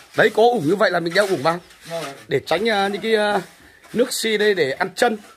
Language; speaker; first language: Vietnamese; native; Vietnamese